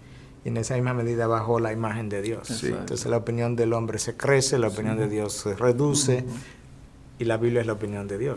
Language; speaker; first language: Spanish; native; Spanish